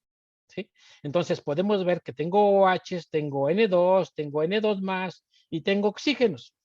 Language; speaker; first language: Spanish; native; Spanish